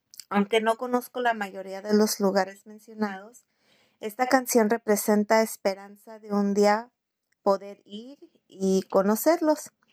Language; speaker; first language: Spanish; early bilingual, heritage; Spanish